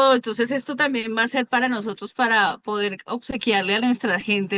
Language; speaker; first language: Spanish; native; Spanish